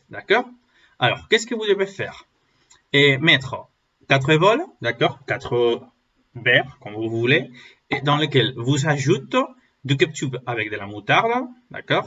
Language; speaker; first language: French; non-native, learner; Spanish